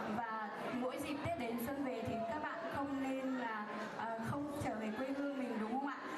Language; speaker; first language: Vietnamese; non-native, local second language; Hmong